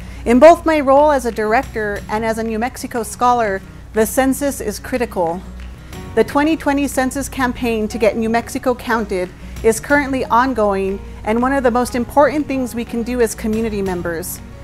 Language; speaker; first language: English; native; English